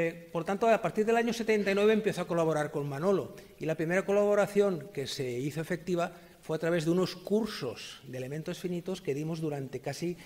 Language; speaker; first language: Spanish; native; Spanish